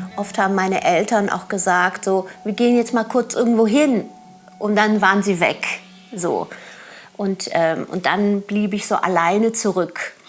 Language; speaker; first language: German; early bilingual, other home language; Turkish